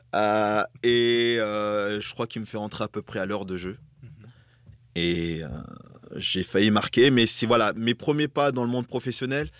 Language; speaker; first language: French; native; French